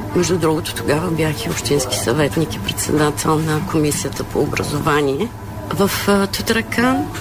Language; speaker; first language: Bulgarian; non-native, local second language; Turkish